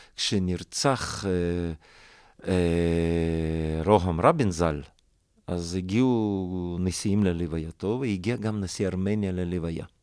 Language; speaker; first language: Hebrew; non-native, fluent; Russian